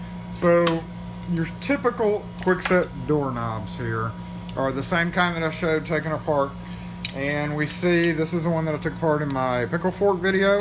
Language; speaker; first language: English; native; English